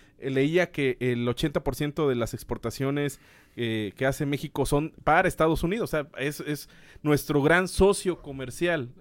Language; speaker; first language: Spanish; native; Spanish